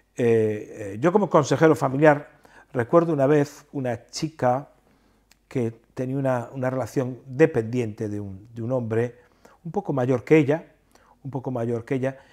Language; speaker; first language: Spanish; native; Spanish